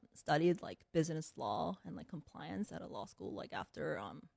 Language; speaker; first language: English; early bilingual, other home language; Korean